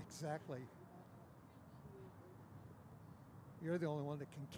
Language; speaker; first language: English; native; English